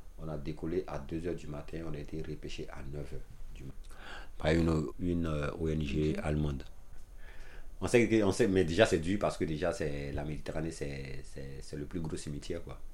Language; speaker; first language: French; non-native, local second language; Dyula